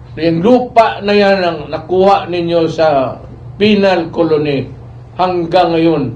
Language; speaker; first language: Filipino; non-native, local second language; Cebuano